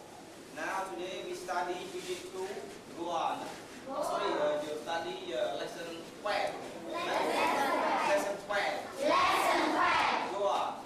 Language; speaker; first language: English; non-native, learner; Khmer